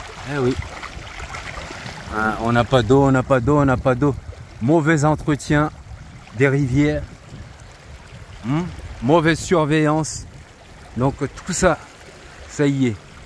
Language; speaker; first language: French; non-native, local second language; Comorian